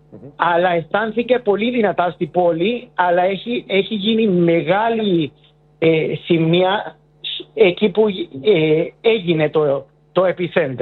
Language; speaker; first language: Greek; early bilingual, heritage; Greek